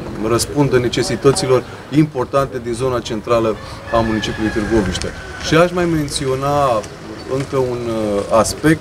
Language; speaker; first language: Romanian; native; Romanian